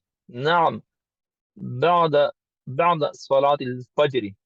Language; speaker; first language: Arabic; non-native, learner; English